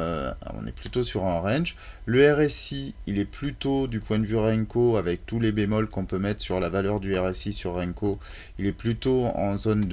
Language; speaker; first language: French; native; French